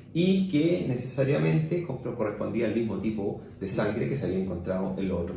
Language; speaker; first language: Spanish; native; Spanish